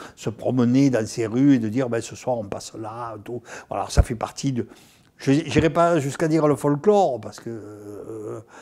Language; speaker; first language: French; native; French